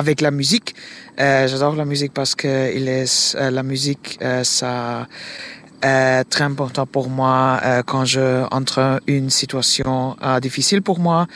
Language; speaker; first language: French; non-native, learner; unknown